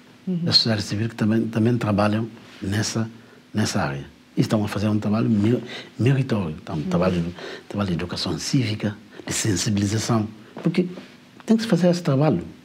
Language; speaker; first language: Portuguese; non-native, local second language; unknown